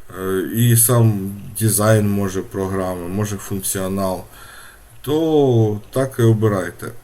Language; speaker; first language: Ukrainian; non-native, local second language; Russian